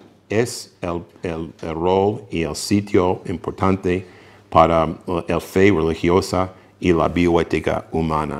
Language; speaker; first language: Spanish; non-native, fluent; English